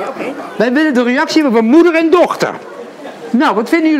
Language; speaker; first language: Dutch; native; Dutch